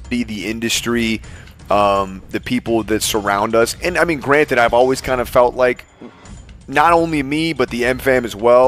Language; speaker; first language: English; native; English